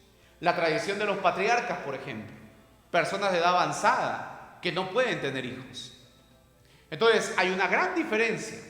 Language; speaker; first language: Spanish; native; Spanish